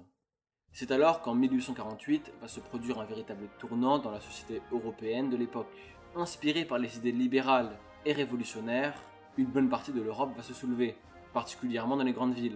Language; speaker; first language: French; native; French